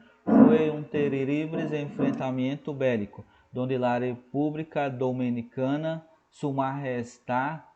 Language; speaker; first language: Spanish; non-native, fluent; Portuguese